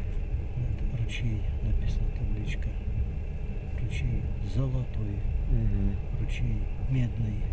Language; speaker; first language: Russian; native; Russian